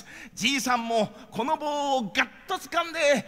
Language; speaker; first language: Japanese; native; Japanese